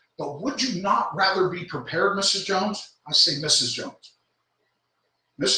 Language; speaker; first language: English; native; English